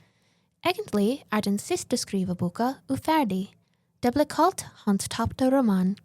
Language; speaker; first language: Norwegian; non-native, fluent; English